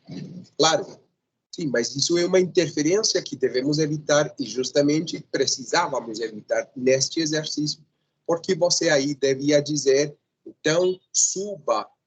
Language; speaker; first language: Portuguese; non-native, fluent; Spanish